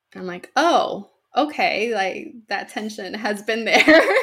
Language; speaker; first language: English; native; English